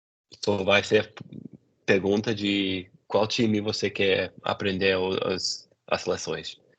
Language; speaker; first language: Portuguese; non-native, fluent; English